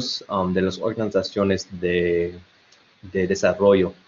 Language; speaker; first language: Spanish; non-native, learner; English